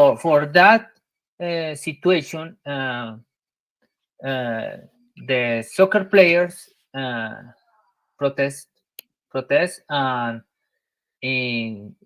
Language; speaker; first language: English; non-native, learner; Spanish